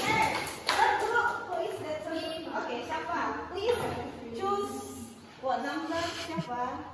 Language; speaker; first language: English; non-native, fluent; Indonesian